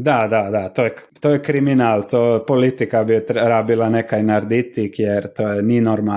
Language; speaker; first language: Slovenian; non-native, learner; Croatian